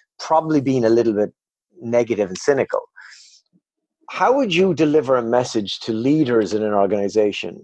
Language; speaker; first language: English; native; English